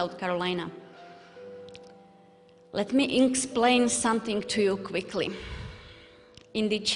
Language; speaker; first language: English; non-native, learner; Czech